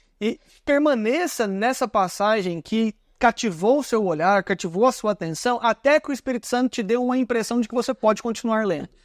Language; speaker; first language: Portuguese; native; Portuguese